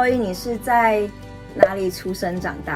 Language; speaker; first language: Chinese; native; Chinese